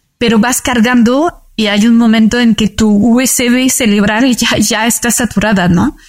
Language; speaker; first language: Spanish; non-native, fluent; French